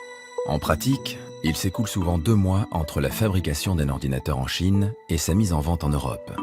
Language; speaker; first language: French; native; French